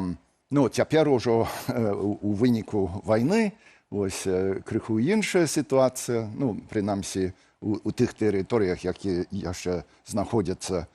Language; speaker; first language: Belarusian; non-native, fluent; English